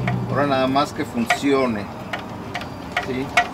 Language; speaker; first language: Spanish; native; Spanish